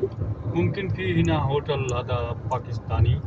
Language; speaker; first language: Arabic; non-native, learner; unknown